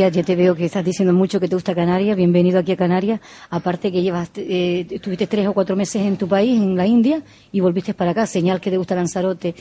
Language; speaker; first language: Spanish; native; Spanish